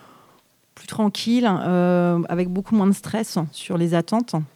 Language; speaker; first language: French; native; French